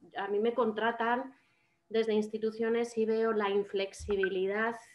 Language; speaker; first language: Spanish; native; Spanish